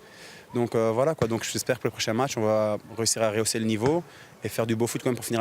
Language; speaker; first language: French; native; French